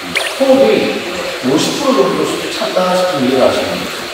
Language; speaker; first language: Korean; native; Korean